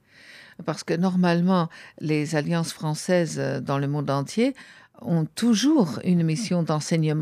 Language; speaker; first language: French; native; French